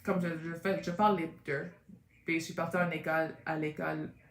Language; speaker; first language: French; early bilingual, heritage; French